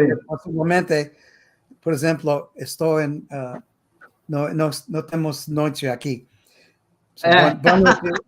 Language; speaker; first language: Portuguese; non-native, fluent; English